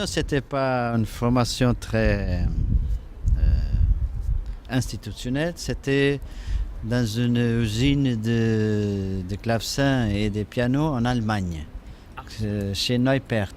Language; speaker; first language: French; non-native, fluent; Portuguese